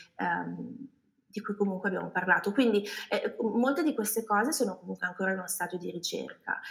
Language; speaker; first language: Italian; native; Italian